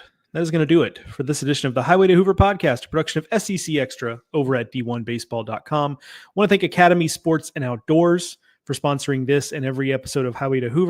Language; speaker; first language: English; native; English